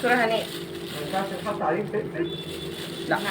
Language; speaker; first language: Arabic; native; Arabic